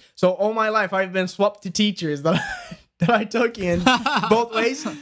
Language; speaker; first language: English; non-native, fluent; Bulgarian